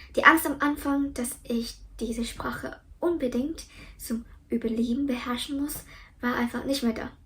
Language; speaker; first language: German; early bilingual, other home language; Vietnamese